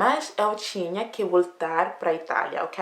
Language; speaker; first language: Portuguese; non-native, learner; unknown